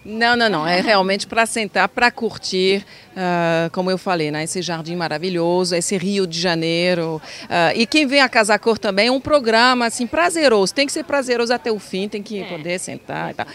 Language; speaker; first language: Portuguese; non-native, fluent; French